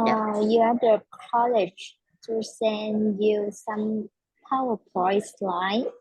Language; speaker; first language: English; non-native, learner; Vietnamese